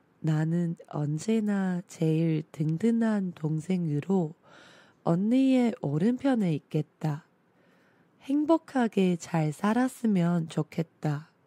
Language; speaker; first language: Korean; non-native, fluent; Chinese